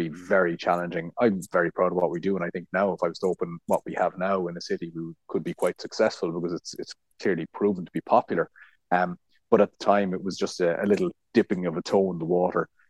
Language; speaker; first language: English; native; English